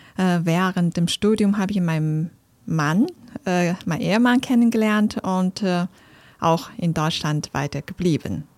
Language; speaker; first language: German; non-native, fluent; Chinese